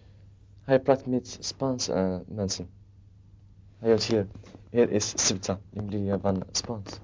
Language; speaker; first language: Dutch; non-native, learner; Arabic